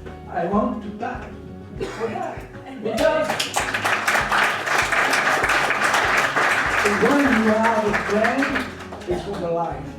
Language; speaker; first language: English; non-native, learner; French